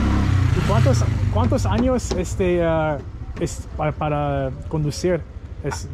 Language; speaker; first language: Spanish; non-native, learner; English